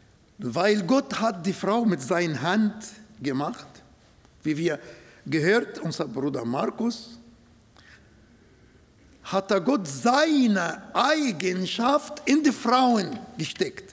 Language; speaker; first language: German; non-native, fluent; Arabic